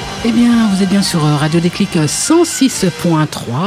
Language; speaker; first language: French; native; French